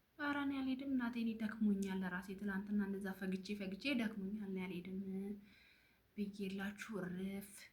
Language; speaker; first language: Amharic; native; Amharic